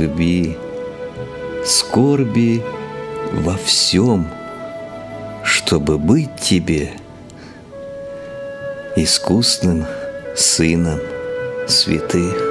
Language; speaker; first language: Russian; native; Russian